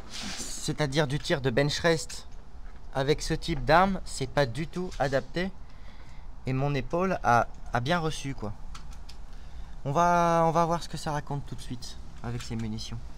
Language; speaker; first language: French; native; French